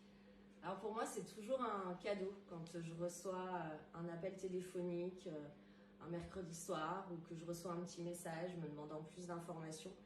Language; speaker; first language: French; native; French